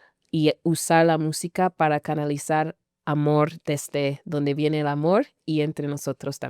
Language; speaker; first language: Spanish; non-native, fluent; English